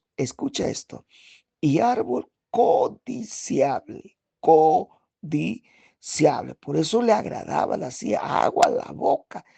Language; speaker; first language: Spanish; native; Spanish